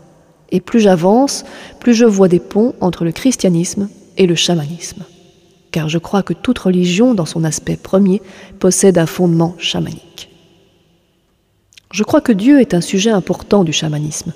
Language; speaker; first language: French; native; French